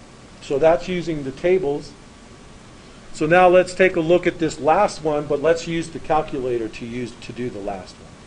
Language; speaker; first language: English; native; English